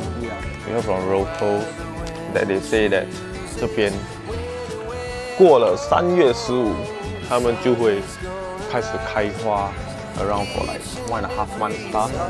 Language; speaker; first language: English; non-native, local second language; Chinese